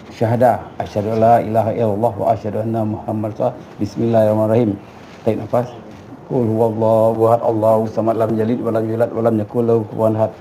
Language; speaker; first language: Malay; native; Malay